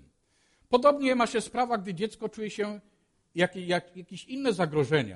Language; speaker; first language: Polish; native; Polish